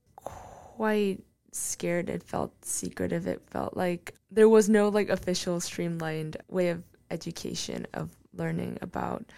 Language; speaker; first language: English; non-native, fluent; Korean